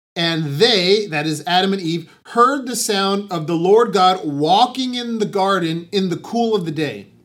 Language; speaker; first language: English; native; English